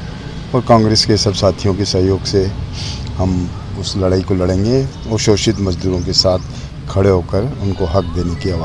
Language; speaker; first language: Hindi; native; Hindi